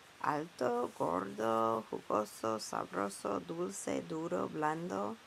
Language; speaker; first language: Spanish; non-native, fluent; English